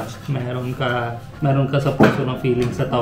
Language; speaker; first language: Filipino; non-native, learner; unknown